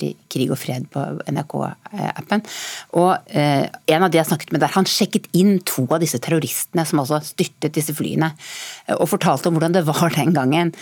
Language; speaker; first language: Norwegian; native; Norwegian